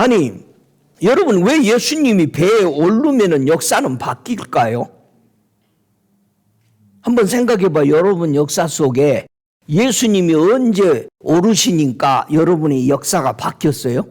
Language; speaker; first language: Korean; native; Korean